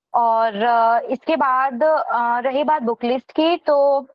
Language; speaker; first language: Hindi; native; Hindi